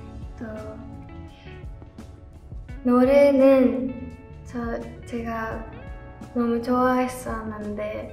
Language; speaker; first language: Korean; non-native, learner; Japanese